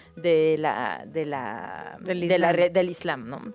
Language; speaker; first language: Spanish; non-native, fluent; French